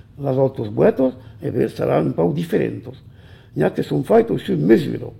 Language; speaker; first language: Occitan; native; Occitan